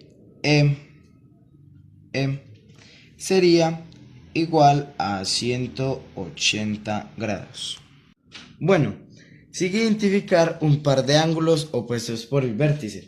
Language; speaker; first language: Spanish; native; Spanish